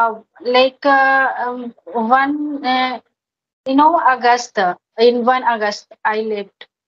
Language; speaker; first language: English; non-native, learner; Hindi